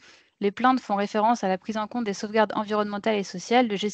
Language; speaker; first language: French; native; French